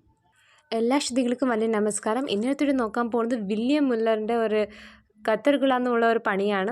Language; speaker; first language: Malayalam; non-native, learner; Tamil